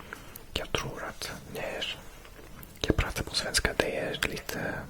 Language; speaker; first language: Swedish; non-native, learner; English